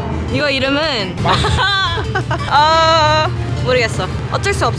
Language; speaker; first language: Korean; early bilingual, heritage; English